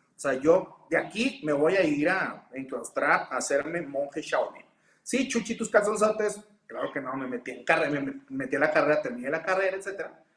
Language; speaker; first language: Spanish; native; Spanish